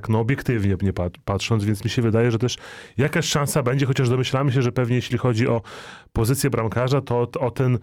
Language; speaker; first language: Polish; native; Polish